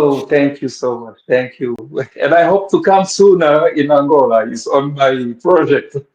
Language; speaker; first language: English; non-native, fluent; Wolof